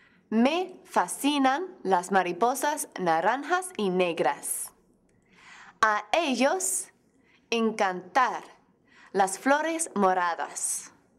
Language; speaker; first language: Spanish; non-native, fluent; English